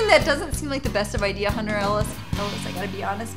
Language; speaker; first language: English; native; English